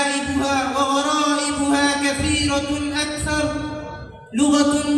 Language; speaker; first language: Arabic; non-native, learner; Urdu